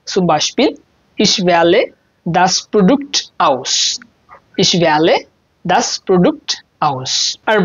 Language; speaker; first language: German; non-native, learner; Bangla